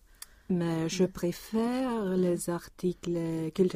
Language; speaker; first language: French; non-native, learner; Swedish